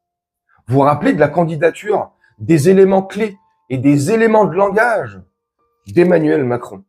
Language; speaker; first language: French; native; French